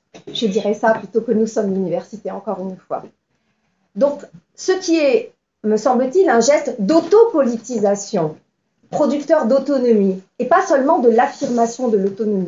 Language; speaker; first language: French; native; French